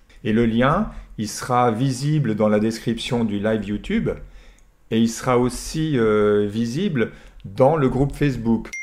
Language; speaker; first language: French; native; French